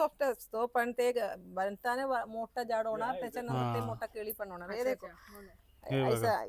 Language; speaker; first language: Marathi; non-native, learner; Malayalam